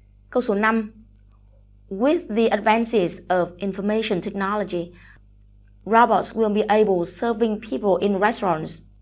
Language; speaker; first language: English; non-native, fluent; Vietnamese